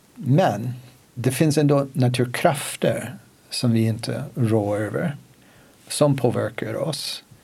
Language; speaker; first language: Swedish; non-native, fluent; English